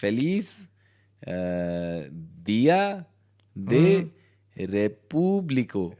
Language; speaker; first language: Spanish; non-native, learner; Hindi